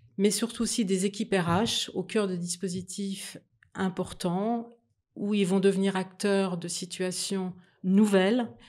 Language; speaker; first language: French; native; French